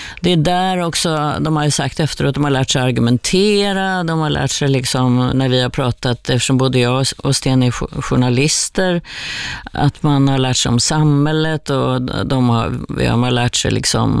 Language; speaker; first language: Swedish; native; Swedish